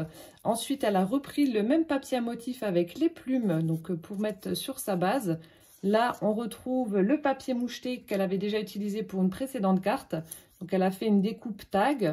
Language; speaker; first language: French; native; French